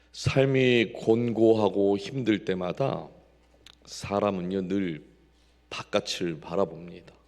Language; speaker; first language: Korean; native; Korean